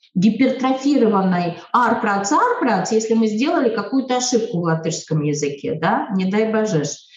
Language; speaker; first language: Russian; native; Russian